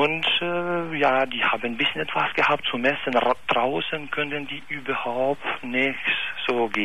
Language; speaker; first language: German; non-native, learner; Albanian